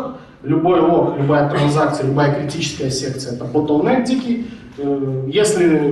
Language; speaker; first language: Russian; native; Russian